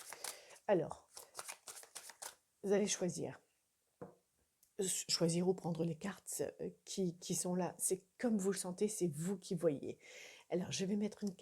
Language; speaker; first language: French; native; French